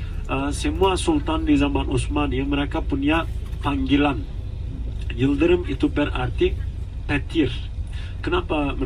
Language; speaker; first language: Indonesian; non-native, fluent; Turkish